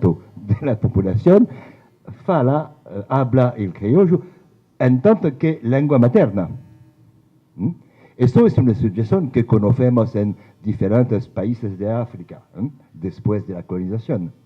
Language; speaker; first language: Spanish; non-native, fluent; French